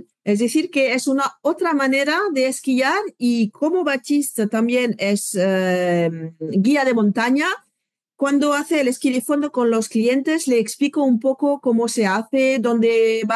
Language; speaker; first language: Spanish; non-native, fluent; French